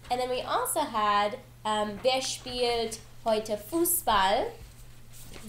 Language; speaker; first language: German; non-native, learner; English